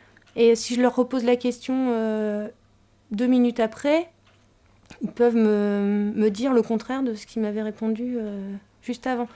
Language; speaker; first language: French; native; French